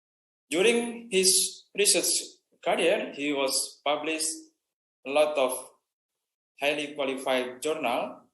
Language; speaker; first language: English; non-native, fluent; Indonesian